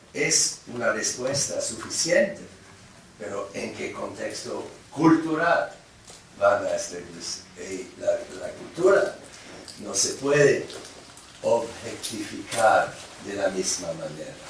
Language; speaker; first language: Spanish; non-native, fluent; English